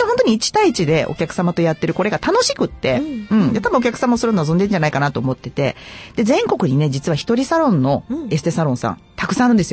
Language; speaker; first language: Japanese; native; Japanese